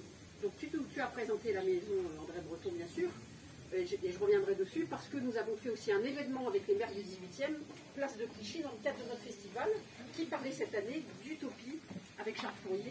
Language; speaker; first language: French; native; French